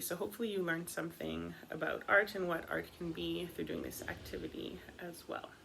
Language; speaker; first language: English; native; English